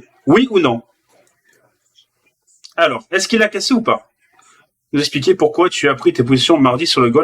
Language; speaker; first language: French; native; French